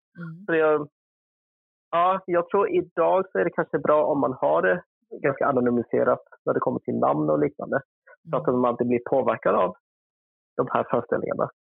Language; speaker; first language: Swedish; early bilingual, other home language; Vietnamese